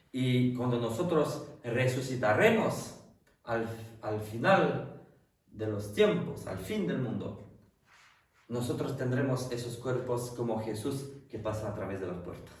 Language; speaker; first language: Spanish; non-native, fluent; French